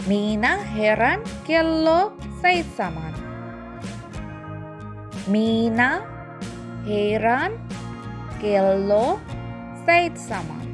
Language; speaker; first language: Finnish; non-native, learner; Bangla